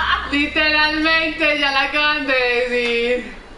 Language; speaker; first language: Spanish; native; Spanish